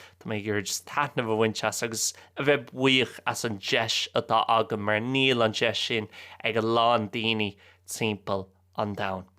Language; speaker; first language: Irish; native; Irish